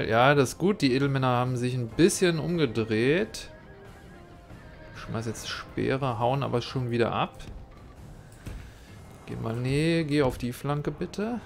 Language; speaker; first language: German; native; German